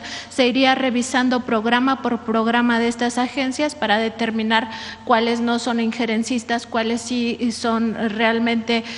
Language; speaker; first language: Spanish; native; Spanish